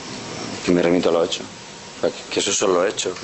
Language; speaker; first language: Spanish; native; Spanish